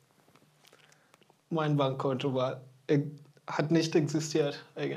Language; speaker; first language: German; non-native, fluent; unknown